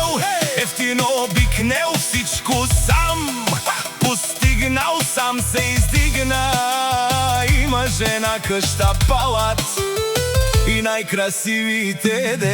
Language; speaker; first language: Bulgarian; non-native, local second language; Romany